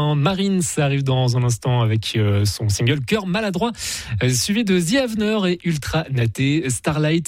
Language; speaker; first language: French; native; French